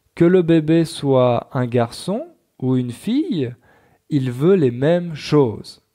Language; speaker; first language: French; native; French